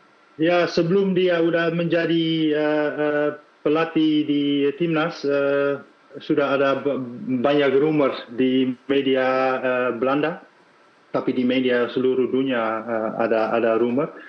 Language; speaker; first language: Indonesian; non-native, fluent; Dutch